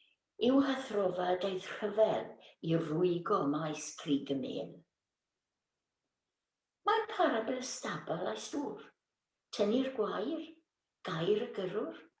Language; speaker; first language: Welsh; native; Welsh